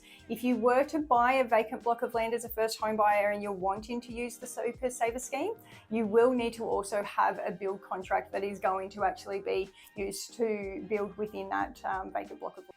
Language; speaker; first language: English; native; English